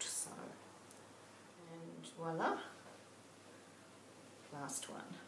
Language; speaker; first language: English; native; English